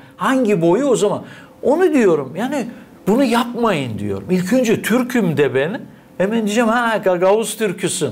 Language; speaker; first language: Turkish; native; Turkish